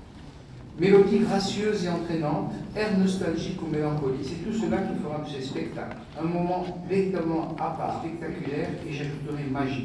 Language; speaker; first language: French; native; French